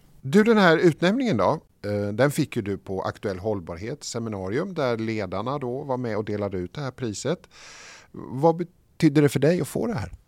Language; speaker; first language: Swedish; native; Swedish